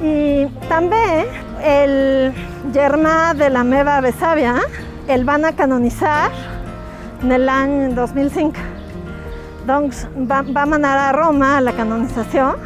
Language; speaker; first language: Catalan; non-native, fluent; Spanish